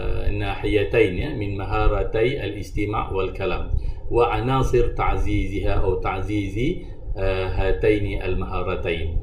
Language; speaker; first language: Arabic; non-native, fluent; Malay